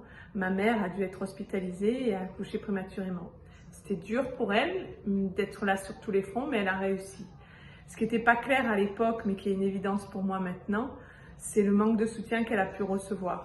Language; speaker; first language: French; native; French